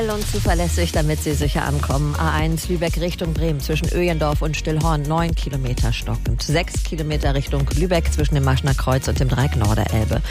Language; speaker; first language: German; native; German